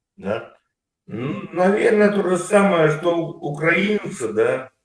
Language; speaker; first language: Russian; native; Russian